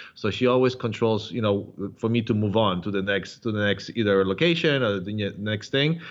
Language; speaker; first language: English; non-native, fluent; Polish